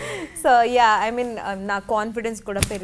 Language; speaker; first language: Telugu; non-native, learner; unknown